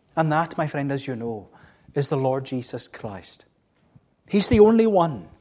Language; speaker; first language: English; native; English